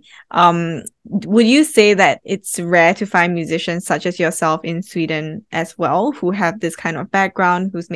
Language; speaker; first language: English; native; English